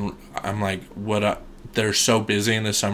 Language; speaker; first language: English; native; English